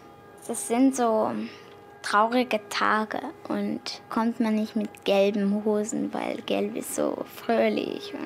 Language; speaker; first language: German; early bilingual, heritage; German